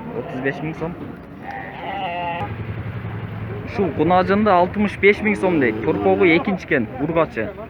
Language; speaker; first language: Kyrgyz; native; Kyrgyz